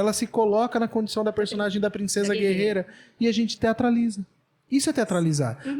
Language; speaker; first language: Portuguese; native; Portuguese